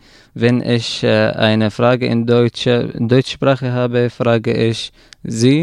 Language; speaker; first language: German; non-native, learner; Arabic